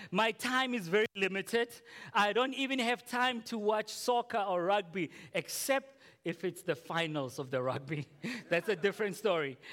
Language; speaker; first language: English; non-native, local second language; Tswana